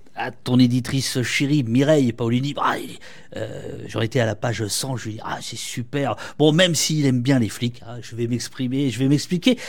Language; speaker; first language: French; native; French